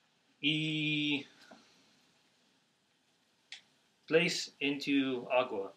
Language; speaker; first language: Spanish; non-native, learner; English